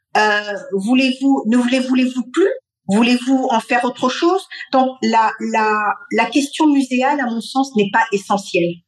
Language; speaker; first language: French; non-native, local second language; Bambara